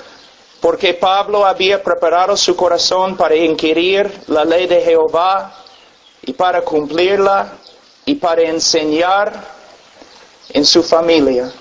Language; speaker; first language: Spanish; non-native, fluent; English